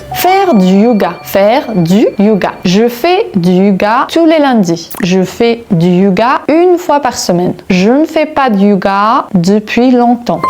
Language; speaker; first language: French; non-native, fluent; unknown